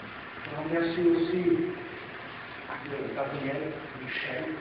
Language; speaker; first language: French; non-native, fluent; Serbian